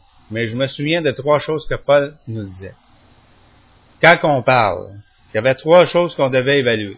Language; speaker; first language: French; native; French